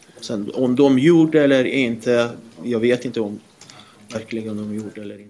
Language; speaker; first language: Swedish; non-native, fluent; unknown